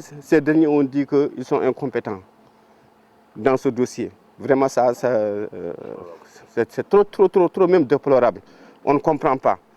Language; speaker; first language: French; non-native, local second language; Fula